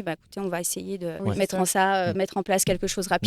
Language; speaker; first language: French; native; French